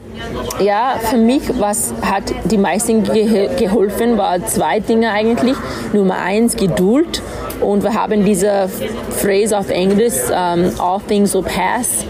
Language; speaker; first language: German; non-native, learner; English